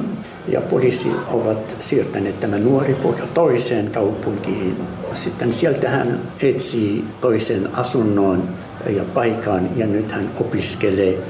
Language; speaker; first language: Finnish; non-native, learner; Arabic